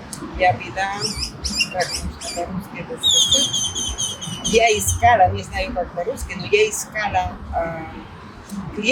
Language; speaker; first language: Russian; non-native, fluent; Spanish